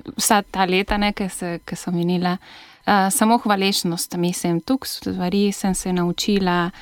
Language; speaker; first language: Slovenian; non-native, fluent; Spanish